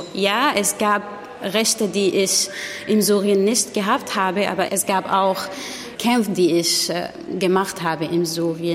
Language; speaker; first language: German; non-native, learner; Arabic